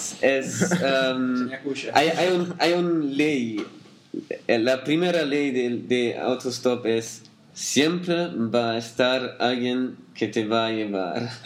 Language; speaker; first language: Spanish; non-native, learner; German